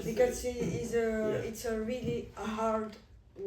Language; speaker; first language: English; non-native, fluent; French